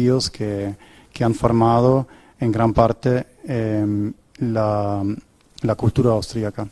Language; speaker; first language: Spanish; non-native, fluent; German